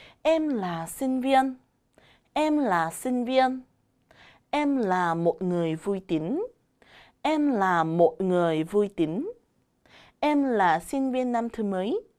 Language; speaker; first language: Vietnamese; non-native, learner; Korean